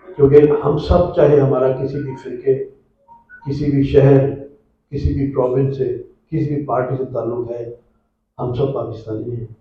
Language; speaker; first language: Urdu; non-native, local second language; Punjabi